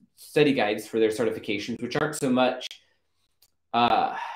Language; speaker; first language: English; native; English